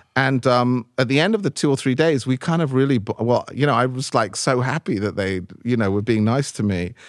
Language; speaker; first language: English; native; English